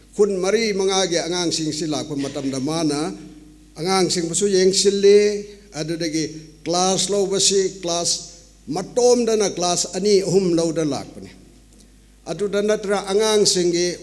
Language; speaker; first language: Manipuri; non-native, local second language; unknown